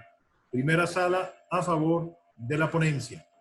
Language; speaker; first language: Spanish; native; Spanish